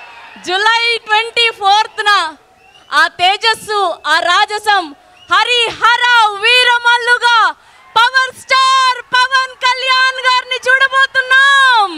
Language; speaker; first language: Telugu; native; Telugu